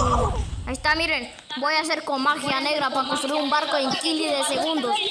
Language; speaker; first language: Spanish; native; Spanish